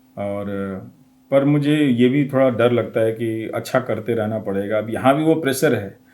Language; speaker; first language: Hindi; non-native, local second language; Bhojpuri